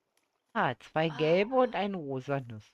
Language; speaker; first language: German; native; German